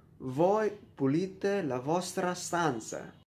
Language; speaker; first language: Italian; non-native, learner; Vietnamese